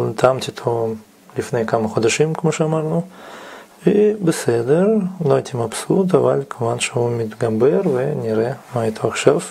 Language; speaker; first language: Hebrew; non-native, fluent; Russian